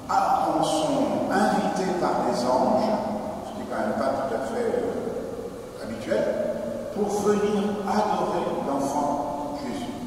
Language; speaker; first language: French; native; French